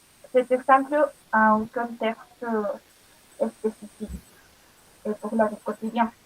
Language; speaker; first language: French; non-native, learner; Spanish